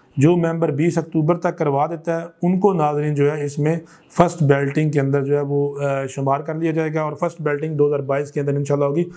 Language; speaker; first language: Urdu; non-native, local second language; Punjabi